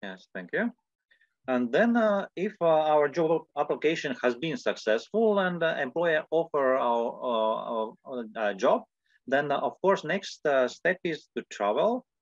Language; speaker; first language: English; non-native, fluent; Latvian